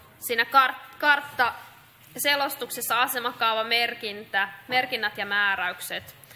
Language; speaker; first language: Finnish; native; Finnish